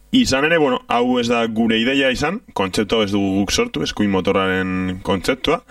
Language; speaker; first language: Basque; native; Basque